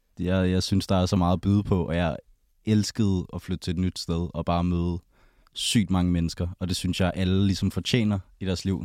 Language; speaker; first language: Danish; native; Danish